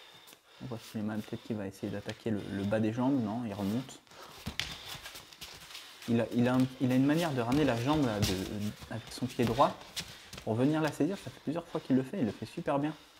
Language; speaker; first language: French; native; French